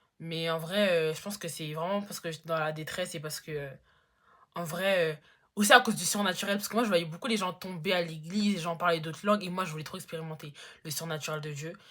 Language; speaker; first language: French; native; French